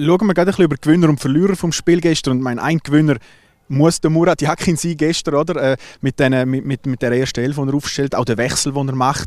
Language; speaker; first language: German; native; German